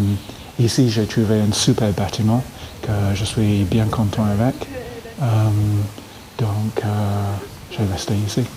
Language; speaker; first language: French; non-native, fluent; English